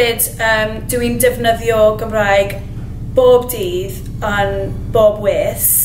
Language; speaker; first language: Welsh; non-native, learner; English